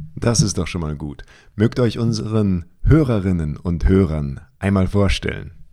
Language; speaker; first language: German; native; German